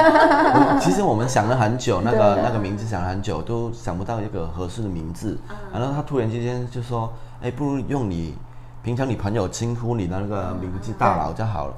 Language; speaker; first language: Chinese; non-native, fluent; Cantonese